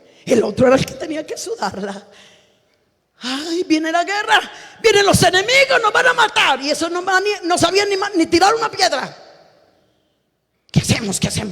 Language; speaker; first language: Spanish; native; Spanish